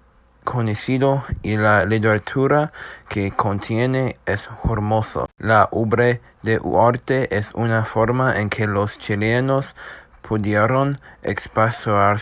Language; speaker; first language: Spanish; non-native, learner; English